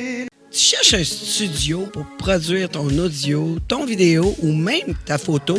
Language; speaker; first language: French; native; French